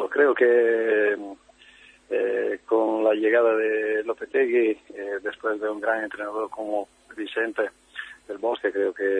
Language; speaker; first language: Spanish; non-native, fluent; Italian